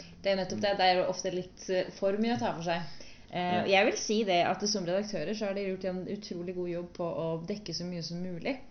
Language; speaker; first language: Norwegian; native; Norwegian